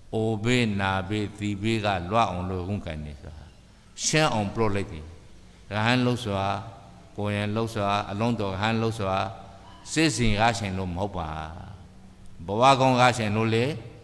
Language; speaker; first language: Burmese; native; Burmese